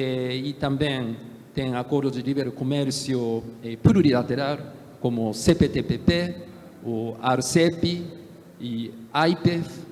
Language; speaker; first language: Portuguese; non-native, fluent; Japanese